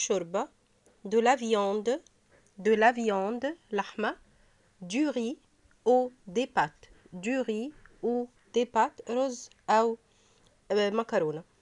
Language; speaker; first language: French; non-native, fluent; Arabic